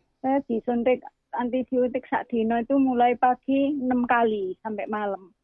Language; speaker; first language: Indonesian; non-native, local second language; Javanese